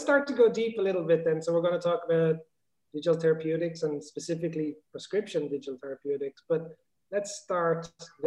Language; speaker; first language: English; native; English